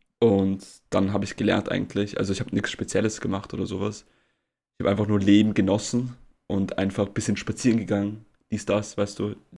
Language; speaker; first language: German; native; German